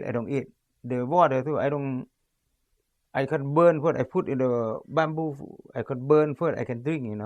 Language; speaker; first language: English; non-native, learner; Lao